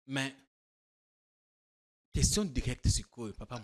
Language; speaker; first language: French; non-native, local second language; Lingala